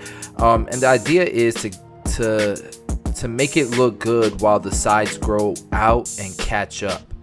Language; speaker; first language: English; native; English